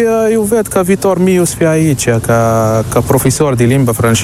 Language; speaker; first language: Romanian; non-native, learner; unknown